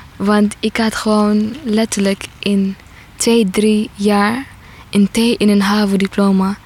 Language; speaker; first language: Dutch; non-native, fluent; Tigrinya